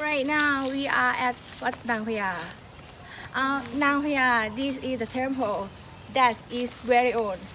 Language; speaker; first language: English; non-native, learner; Thai